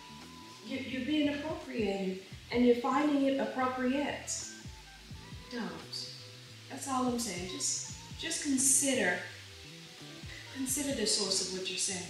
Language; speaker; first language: English; native; English